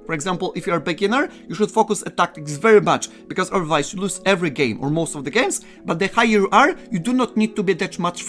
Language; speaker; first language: English; non-native, fluent; Polish